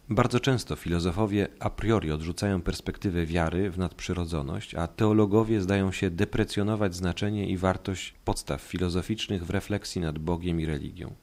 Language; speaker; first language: Polish; native; Polish